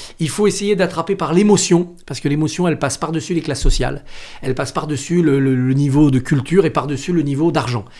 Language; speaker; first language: French; native; French